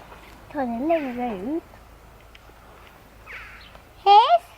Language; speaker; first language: Swedish; native; Swedish